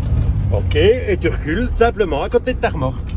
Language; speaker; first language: French; native; French